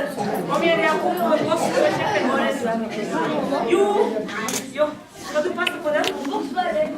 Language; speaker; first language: Swedish; non-native, fluent; Somali